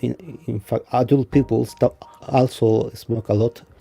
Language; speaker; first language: English; non-native, fluent; Spanish